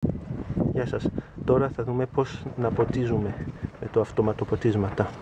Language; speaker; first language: Greek; non-native, learner; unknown